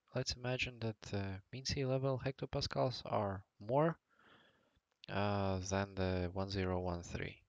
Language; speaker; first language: English; non-native, fluent; Latvian